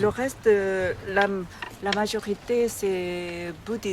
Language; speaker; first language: French; non-native, learner; Korean